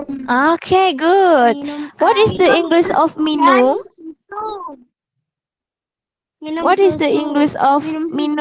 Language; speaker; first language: English; non-native, fluent; Indonesian